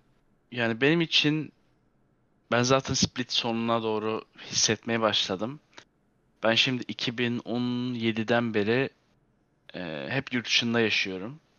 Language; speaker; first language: Turkish; early bilingual, heritage; Turkish